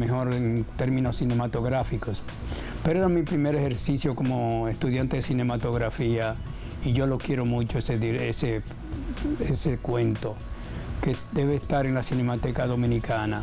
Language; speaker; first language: Spanish; native; Spanish